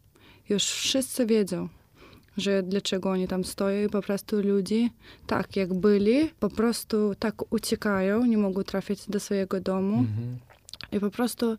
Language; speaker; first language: Polish; non-native, fluent; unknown